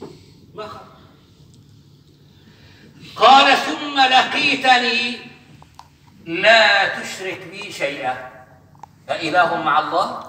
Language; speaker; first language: Arabic; native; Arabic